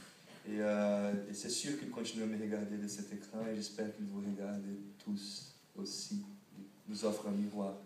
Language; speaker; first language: French; non-native, fluent; Portuguese